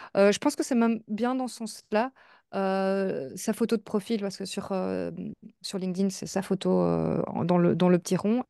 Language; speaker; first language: French; native; French